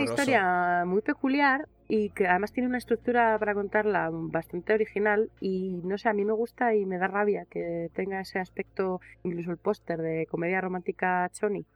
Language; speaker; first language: Spanish; native; Spanish